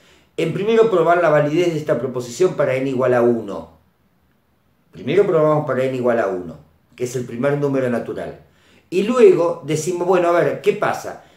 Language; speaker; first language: Spanish; native; Spanish